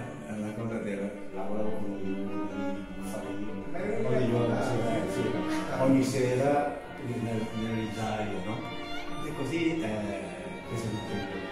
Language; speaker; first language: Italian; non-native, learner; Chinese